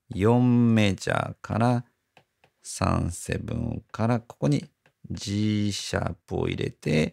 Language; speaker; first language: Japanese; native; Japanese